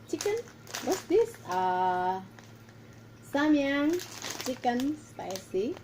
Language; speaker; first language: English; non-native, learner; Indonesian